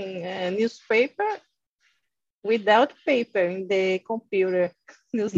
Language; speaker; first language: English; non-native, learner; Portuguese